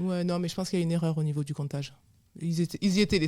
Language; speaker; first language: French; native; French